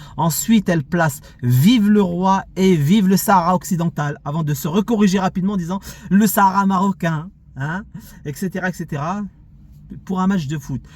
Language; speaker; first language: French; early bilingual, other home language; Arabic